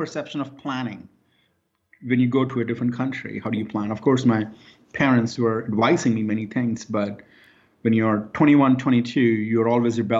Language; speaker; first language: English; non-native, local second language; Hindi